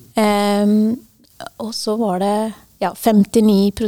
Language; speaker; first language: Norwegian; non-native, fluent; English